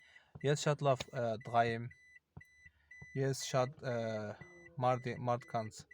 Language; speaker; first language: Armenian; non-native, learner; Azerbaijani